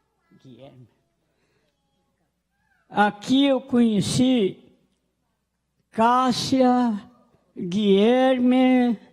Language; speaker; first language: Portuguese; non-native, local second language; Guarani